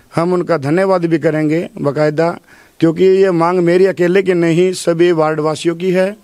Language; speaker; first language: Hindi; native; Hindi